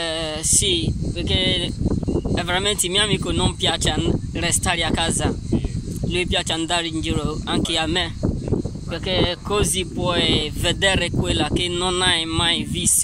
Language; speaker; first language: Italian; non-native, learner; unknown